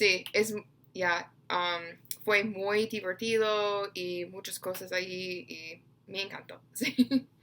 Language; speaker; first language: Spanish; non-native, learner; English